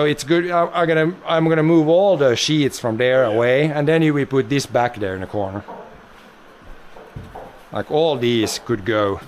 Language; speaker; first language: English; non-native, fluent; Swedish